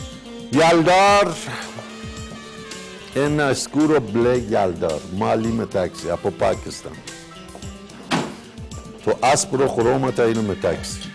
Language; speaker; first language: Greek; non-native, learner; Persian